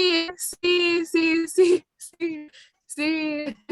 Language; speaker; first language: Spanish; non-native, learner; English